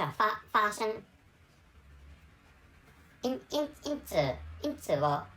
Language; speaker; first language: Chinese; non-native, learner; Japanese